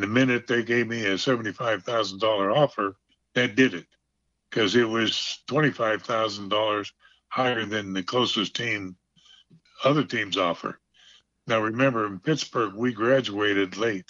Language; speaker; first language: English; native; English